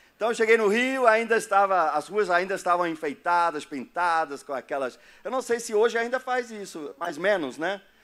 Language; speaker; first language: Portuguese; non-native, fluent; German